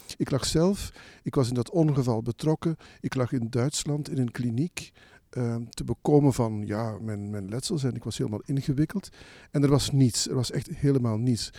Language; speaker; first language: Dutch; native; Dutch